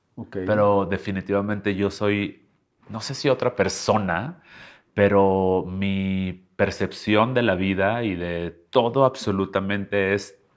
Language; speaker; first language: Spanish; native; Spanish